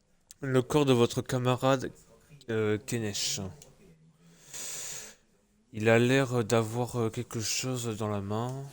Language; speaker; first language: French; native; French